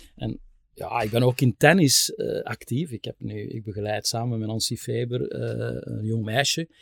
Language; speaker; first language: Dutch; native; Dutch